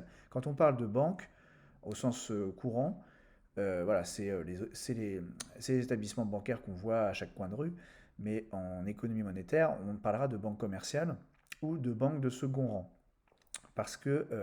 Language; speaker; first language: French; native; French